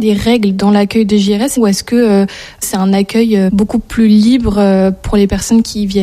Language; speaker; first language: French; native; French